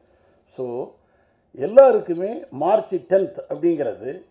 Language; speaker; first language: Tamil; native; Tamil